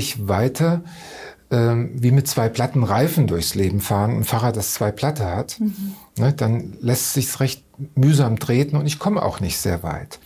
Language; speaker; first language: German; native; German